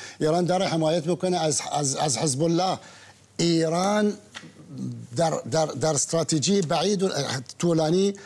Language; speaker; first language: Persian; non-native, local second language; Arabic